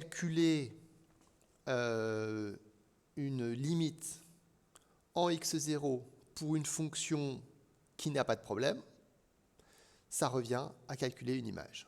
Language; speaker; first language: French; native; French